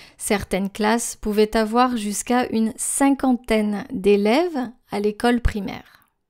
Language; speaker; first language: French; native; French